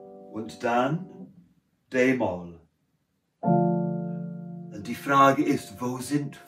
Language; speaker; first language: German; non-native, fluent; English